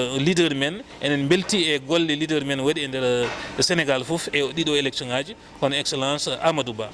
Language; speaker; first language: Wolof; non-native, local second language; Fula